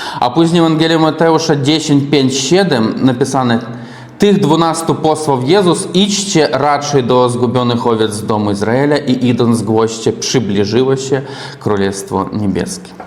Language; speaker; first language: Polish; non-native, learner; Russian